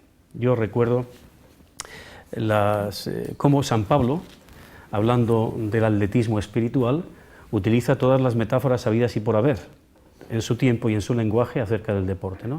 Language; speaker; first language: Spanish; native; Spanish